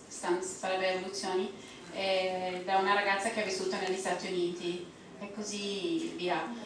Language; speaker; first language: Italian; non-native, fluent; English